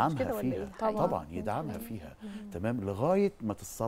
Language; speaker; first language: Arabic; native; Arabic